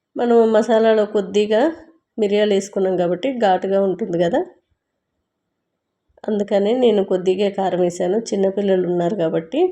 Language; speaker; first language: Telugu; native; Telugu